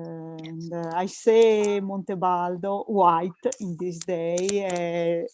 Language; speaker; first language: English; non-native, learner; Italian